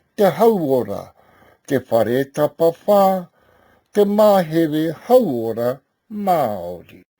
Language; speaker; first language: Māori; native; Māori